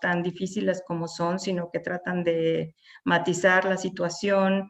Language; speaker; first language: Spanish; native; Spanish